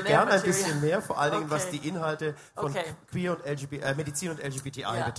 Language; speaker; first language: German; native; German